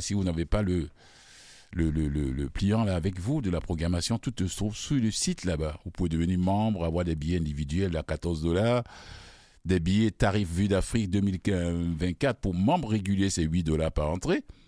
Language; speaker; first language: French; non-native, local second language; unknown